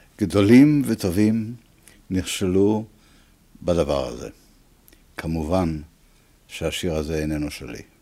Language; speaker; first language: Hebrew; early bilingual, other home language; Italian